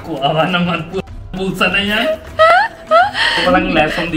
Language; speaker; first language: Filipino; non-native, learner; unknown